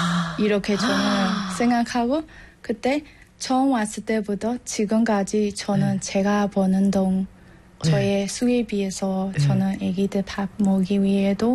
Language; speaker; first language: Korean; non-native, learner; Burmese